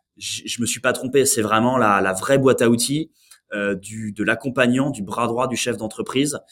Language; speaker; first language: French; native; French